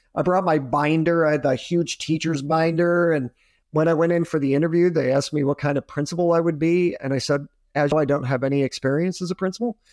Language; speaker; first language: English; native; English